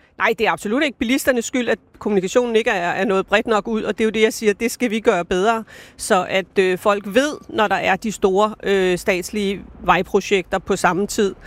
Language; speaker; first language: Danish; native; Danish